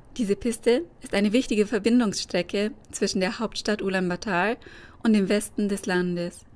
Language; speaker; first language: German; native; German